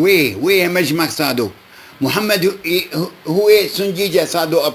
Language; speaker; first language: Korean; non-native, local second language; Arabic